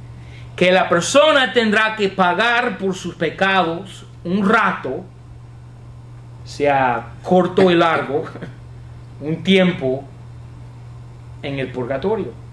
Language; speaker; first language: Spanish; non-native, fluent; English